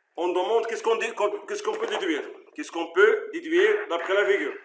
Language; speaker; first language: French; non-native, local second language; Arabic